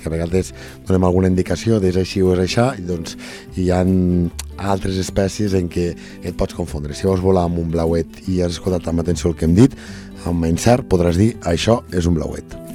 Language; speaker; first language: Catalan; native; Catalan